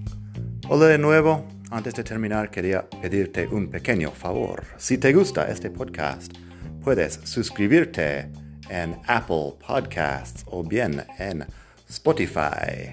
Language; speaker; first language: Spanish; non-native, fluent; English